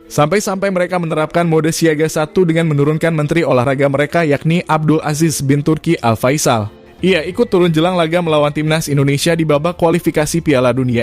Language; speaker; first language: Indonesian; native; Indonesian